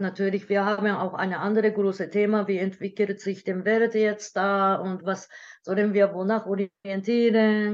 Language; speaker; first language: German; non-native, learner; Japanese